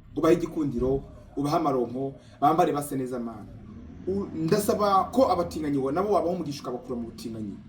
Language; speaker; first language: Kinyarwanda; early bilingual, heritage; Kinyarwanda